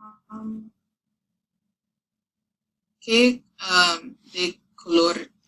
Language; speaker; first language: Spanish; non-native, learner; English